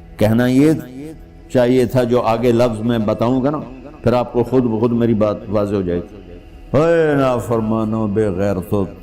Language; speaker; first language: Urdu; non-native, local second language; Punjabi